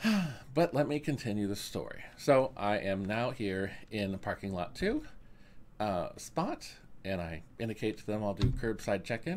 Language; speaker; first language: English; native; English